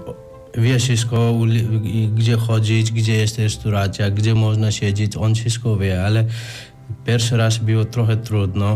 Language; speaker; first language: Polish; non-native, learner; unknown